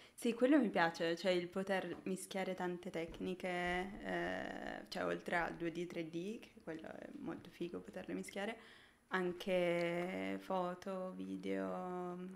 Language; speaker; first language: Italian; native; Italian